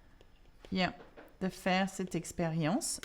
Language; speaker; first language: French; non-native, fluent; English